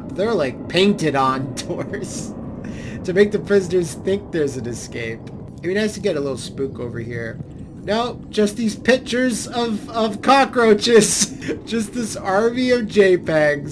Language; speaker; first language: English; native; English